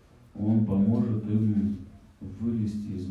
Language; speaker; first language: Russian; native; Russian